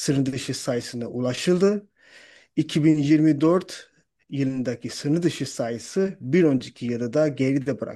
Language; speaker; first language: Turkish; non-native, fluent; Urdu